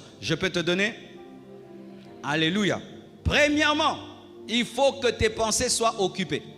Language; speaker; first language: French; non-native, local second language; Lingala